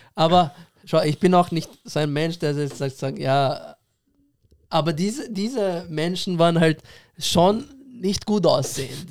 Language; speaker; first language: German; early bilingual, other home language; Persian